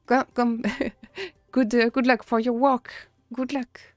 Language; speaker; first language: English; non-native, fluent; French